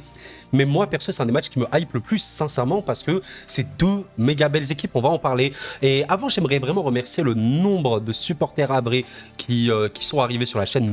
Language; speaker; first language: French; native; French